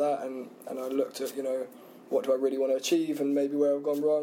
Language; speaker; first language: English; native; English